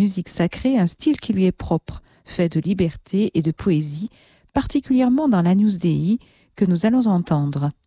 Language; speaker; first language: French; native; French